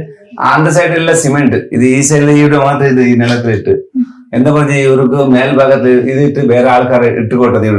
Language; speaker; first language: Malayalam; non-native, local second language; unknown